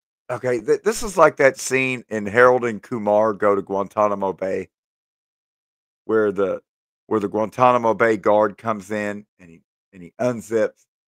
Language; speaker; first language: English; native; English